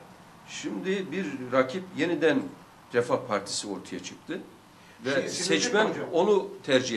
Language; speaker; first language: Turkish; native; Turkish